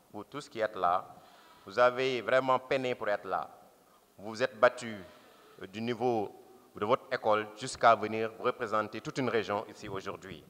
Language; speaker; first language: French; non-native, local second language; Wolof